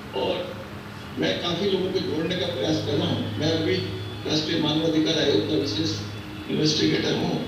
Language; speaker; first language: Hindi; native; Hindi